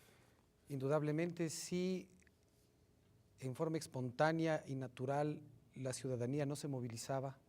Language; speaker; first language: Spanish; native; Spanish